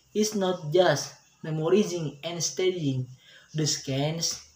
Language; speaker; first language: English; non-native, learner; Indonesian